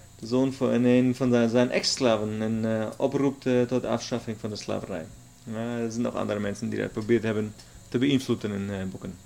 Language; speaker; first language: Dutch; non-native, learner; German